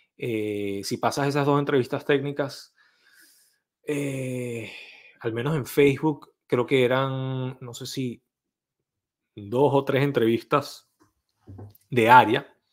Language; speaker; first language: Spanish; native; Spanish